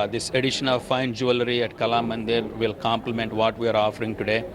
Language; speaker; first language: English; non-native, local second language; Telugu